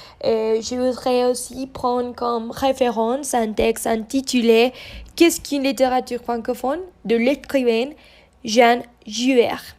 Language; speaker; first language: French; non-native, learner; Spanish